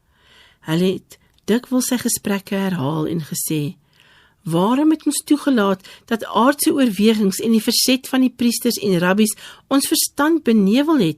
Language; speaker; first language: Afrikaans; native; Afrikaans